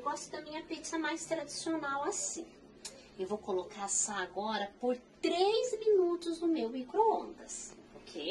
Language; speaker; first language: Portuguese; native; Portuguese